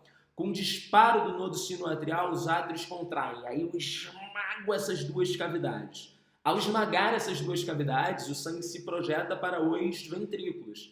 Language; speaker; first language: Portuguese; native; Portuguese